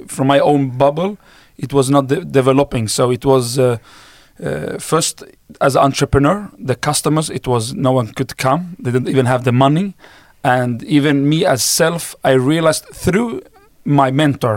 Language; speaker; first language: English; non-native, fluent; Swedish